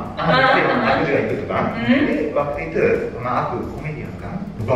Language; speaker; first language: Indonesian; non-native, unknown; Japanese